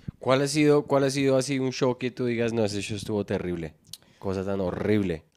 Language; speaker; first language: Spanish; native; Spanish